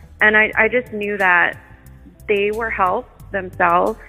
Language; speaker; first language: English; native; English